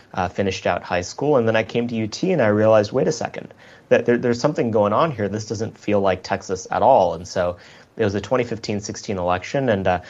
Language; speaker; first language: English; native; English